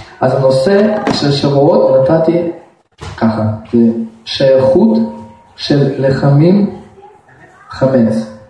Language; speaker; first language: Hebrew; non-native, fluent; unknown